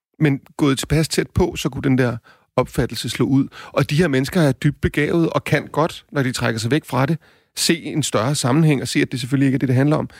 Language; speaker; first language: Danish; native; Danish